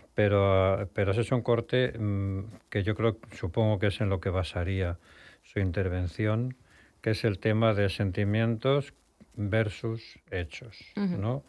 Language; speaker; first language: Spanish; native; Spanish